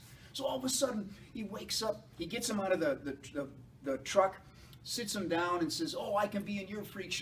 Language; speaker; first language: English; native; English